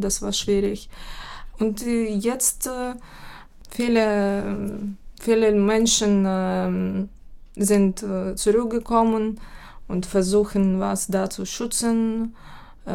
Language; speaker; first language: German; non-native, fluent; Ukrainian